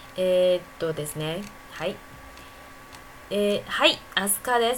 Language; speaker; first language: Japanese; non-native, fluent; Chinese